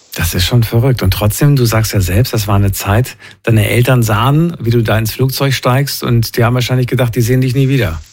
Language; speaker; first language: German; native; German